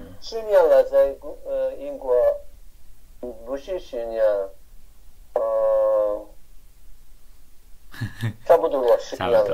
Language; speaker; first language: Chinese; non-native, learner; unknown